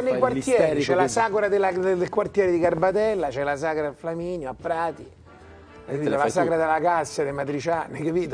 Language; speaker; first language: Italian; native; Italian